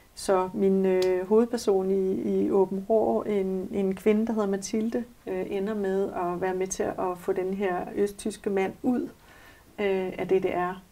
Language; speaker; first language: Danish; native; Danish